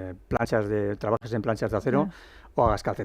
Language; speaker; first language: Spanish; native; Spanish